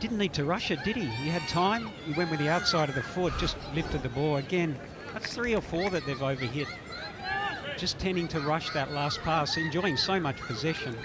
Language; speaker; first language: English; native; English